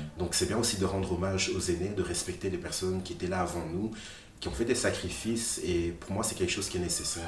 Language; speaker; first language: French; early bilingual, other home language; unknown